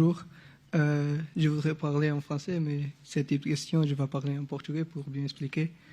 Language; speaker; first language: French; non-native, local second language; Portuguese